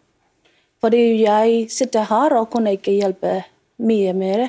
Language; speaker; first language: Norwegian; non-native, learner; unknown